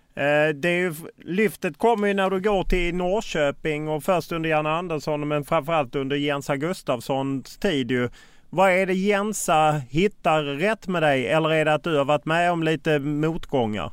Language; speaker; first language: Swedish; native; Swedish